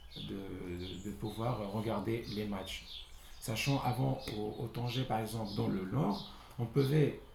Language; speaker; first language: French; non-native, local second language; Arabic